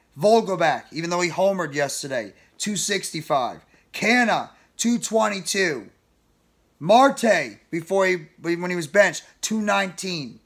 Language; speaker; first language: English; native; English